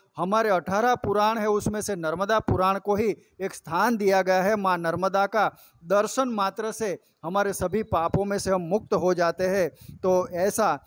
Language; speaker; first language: Hindi; non-native, local second language; Gujarati